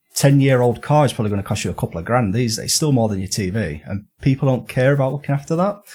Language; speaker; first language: English; native; English